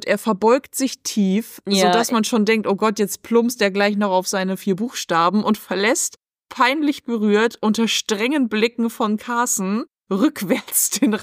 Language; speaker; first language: German; native; German